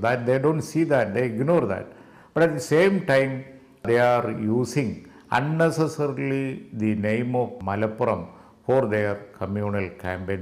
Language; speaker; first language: English; non-native, local second language; Malayalam